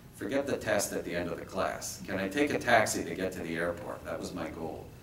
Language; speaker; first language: English; native; English